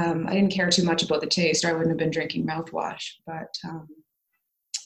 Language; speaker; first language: English; native; English